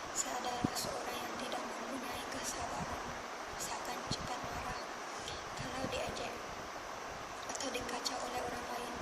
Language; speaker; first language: Malay; non-native, local second language; Iban